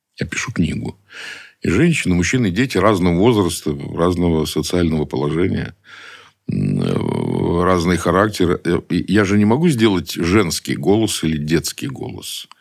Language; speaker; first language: Russian; native; Russian